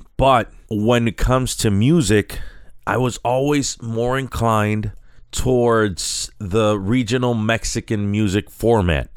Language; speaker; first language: English; native; English